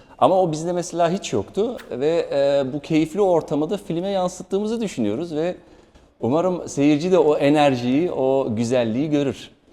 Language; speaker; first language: Turkish; early bilingual, heritage; Turkish